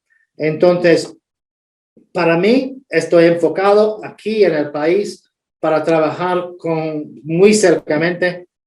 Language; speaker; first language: Spanish; non-native, fluent; English